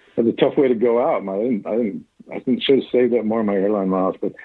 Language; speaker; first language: English; native; English